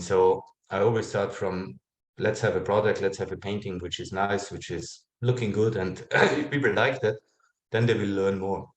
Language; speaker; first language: English; non-native, fluent; German